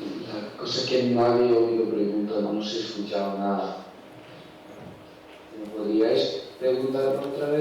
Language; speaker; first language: Spanish; non-native, learner; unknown